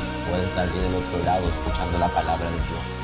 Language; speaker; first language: Spanish; native; Spanish